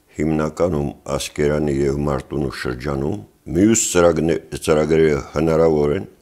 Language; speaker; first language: Armenian; native; Armenian